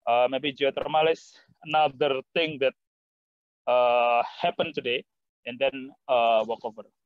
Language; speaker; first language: English; non-native, fluent; Javanese